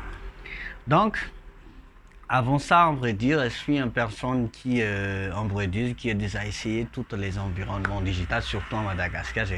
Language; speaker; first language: French; non-native, local second language; Malagasy